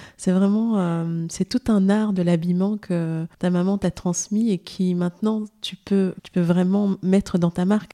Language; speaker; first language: French; native; French